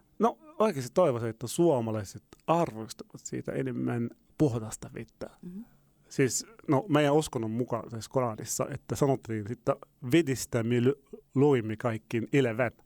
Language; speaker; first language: Finnish; non-native, fluent; Arabic